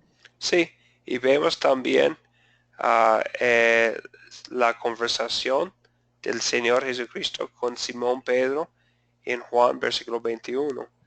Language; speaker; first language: Spanish; non-native, fluent; English